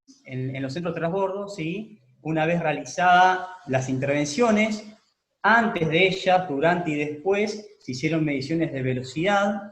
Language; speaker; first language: Spanish; native; Spanish